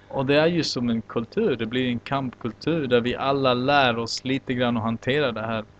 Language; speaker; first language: Swedish; native; Swedish